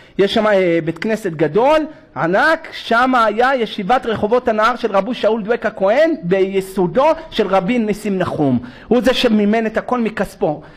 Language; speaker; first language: Hebrew; native; Hebrew